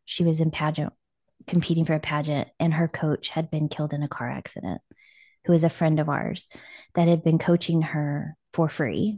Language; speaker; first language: English; native; English